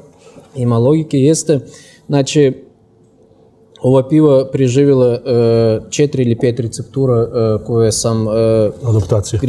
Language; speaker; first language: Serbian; non-native, fluent; Russian